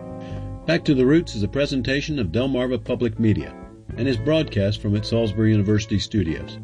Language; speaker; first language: English; native; English